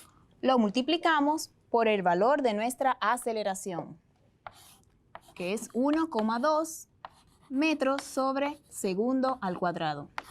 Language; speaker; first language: Spanish; native; Spanish